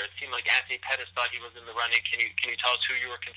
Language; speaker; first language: English; native; English